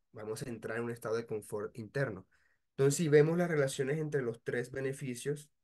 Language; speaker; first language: Spanish; native; Spanish